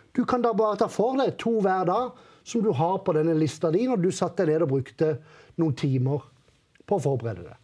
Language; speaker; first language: Norwegian; native; Norwegian